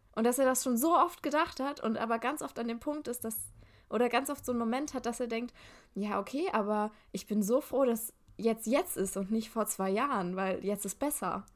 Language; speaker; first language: German; native; German